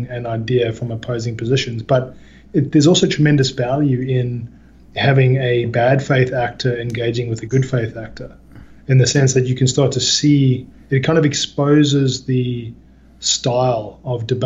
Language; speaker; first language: English; native; English